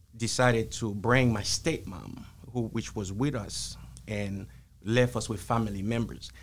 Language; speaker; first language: English; early bilingual, other home language; Haitian Creole